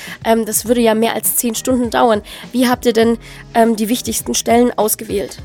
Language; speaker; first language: German; native; German